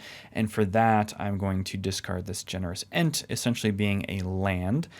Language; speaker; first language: English; native; English